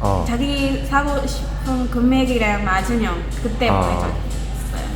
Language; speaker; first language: Korean; non-native, learner; Burmese